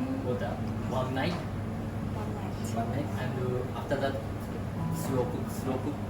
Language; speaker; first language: English; non-native, learner; Japanese